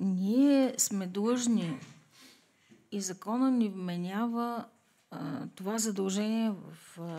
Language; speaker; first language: Bulgarian; native; Bulgarian